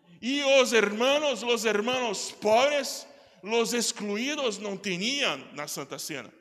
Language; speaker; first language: Spanish; non-native, learner; Portuguese